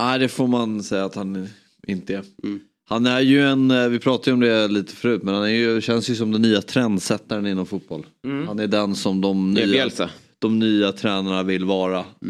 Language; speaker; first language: Swedish; native; Swedish